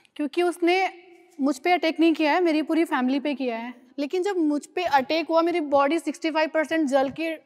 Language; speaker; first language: Hindi; native; Hindi